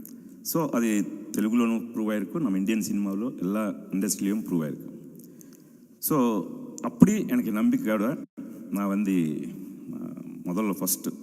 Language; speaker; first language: Tamil; non-native, fluent; Telugu